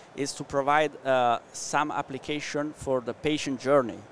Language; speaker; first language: English; non-native, learner; Italian